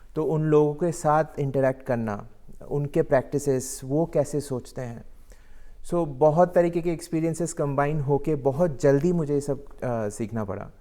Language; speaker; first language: Hindi; non-native, local second language; Bangla